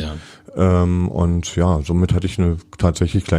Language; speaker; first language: German; native; German